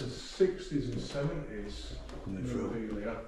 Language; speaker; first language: English; native; English